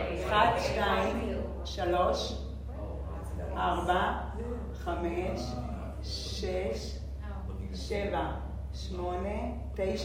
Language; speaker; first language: Hebrew; non-native, learner; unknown